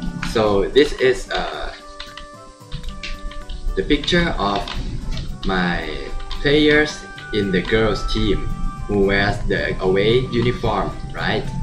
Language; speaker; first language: English; non-native, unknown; Thai